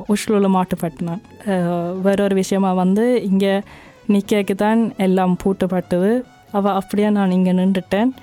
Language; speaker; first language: Tamil; early bilingual, heritage; Norwegian